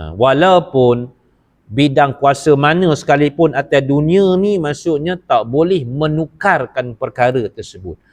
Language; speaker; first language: Malay; native; Malay